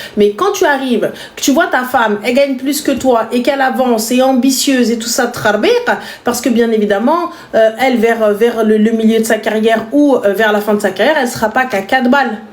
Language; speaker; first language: French; native; French